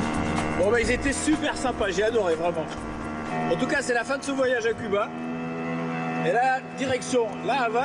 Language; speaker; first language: French; native; French